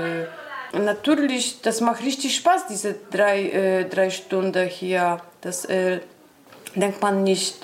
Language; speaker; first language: German; non-native, learner; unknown